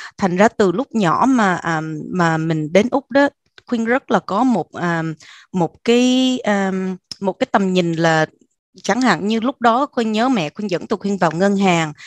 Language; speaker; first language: Vietnamese; early bilingual, heritage; Vietnamese